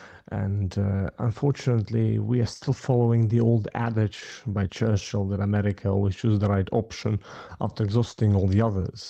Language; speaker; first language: English; non-native, fluent; Ukrainian